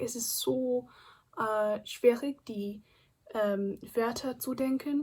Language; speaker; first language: German; non-native, learner; English